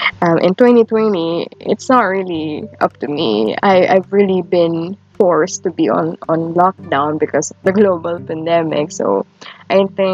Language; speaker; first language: English; non-native, local second language; Filipino